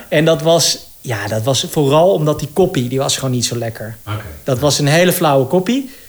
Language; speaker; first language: Dutch; native; Dutch